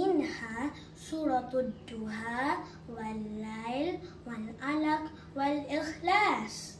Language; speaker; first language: Arabic; non-native, learner; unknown